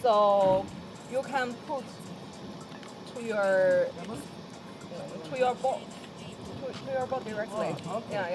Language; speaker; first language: English; non-native, fluent; Chinese